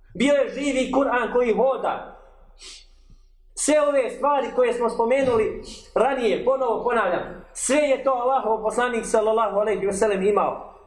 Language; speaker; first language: Bosnian; native; Bosnian